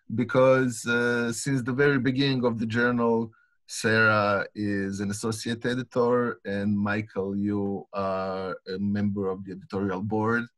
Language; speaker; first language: English; non-native, fluent; Croatian